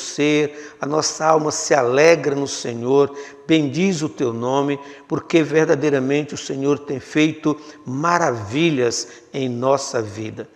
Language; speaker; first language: Portuguese; native; Portuguese